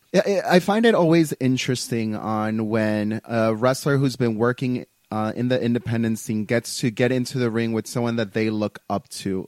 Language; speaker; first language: English; native; English